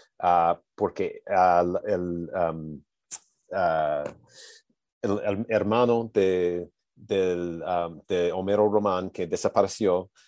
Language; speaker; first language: Spanish; non-native, learner; English